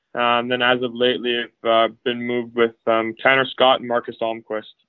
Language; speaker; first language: English; native; English